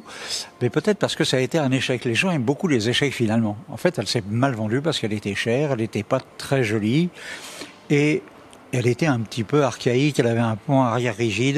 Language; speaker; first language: French; native; French